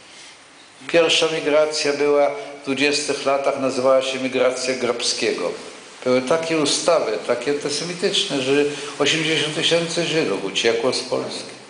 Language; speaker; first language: Polish; non-native, local second language; Yiddish